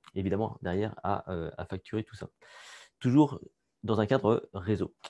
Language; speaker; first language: French; native; French